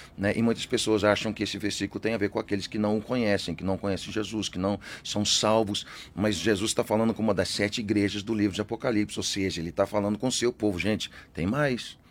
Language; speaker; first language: Portuguese; early bilingual, other home language; English